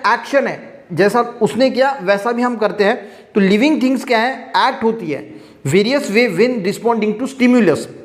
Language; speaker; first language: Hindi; non-native, local second language; Marathi